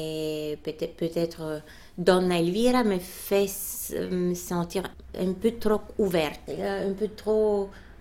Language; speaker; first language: French; non-native, fluent; Bulgarian